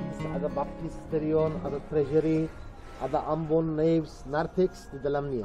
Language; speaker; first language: Indonesian; non-native, learner; Turkish